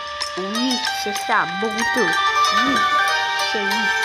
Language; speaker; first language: French; non-native, local second language; Arabic